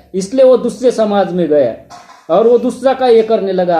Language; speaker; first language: Hindi; non-native, local second language; Marathi